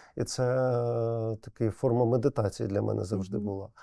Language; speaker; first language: Ukrainian; non-native, local second language; Russian